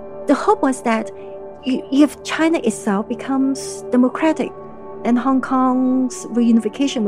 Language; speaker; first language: English; non-native, local second language; Cantonese